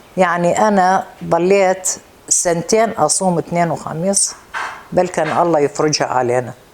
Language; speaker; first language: Arabic; native; Arabic